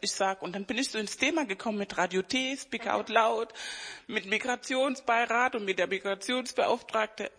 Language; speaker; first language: German; non-native, fluent; Spanish